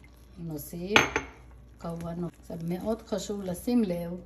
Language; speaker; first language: Hebrew; non-native, fluent; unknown